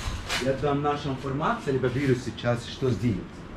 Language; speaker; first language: Russian; non-native, learner; Arabic